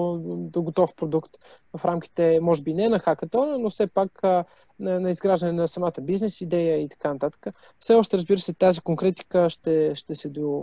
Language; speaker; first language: Bulgarian; native; Bulgarian